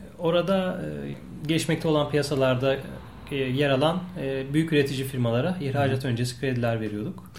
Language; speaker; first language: Turkish; native; Turkish